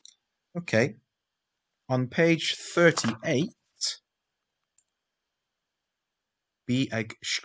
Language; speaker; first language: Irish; non-native, local second language; English